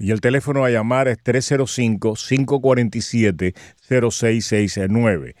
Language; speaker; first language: Spanish; native; Spanish